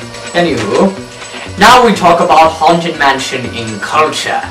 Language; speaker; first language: English; native; English